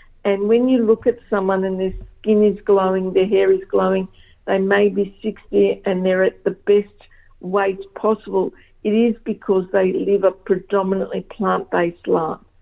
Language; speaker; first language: English; early bilingual, other home language; Macedonian